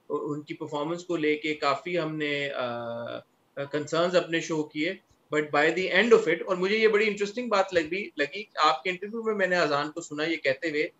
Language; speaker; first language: Urdu; non-native, local second language; Punjabi